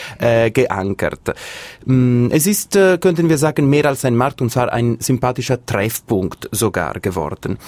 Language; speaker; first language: German; non-native, local second language; Italian